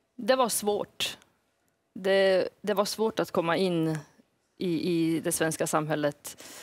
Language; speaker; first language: Swedish; early bilingual, other home language; Bosnian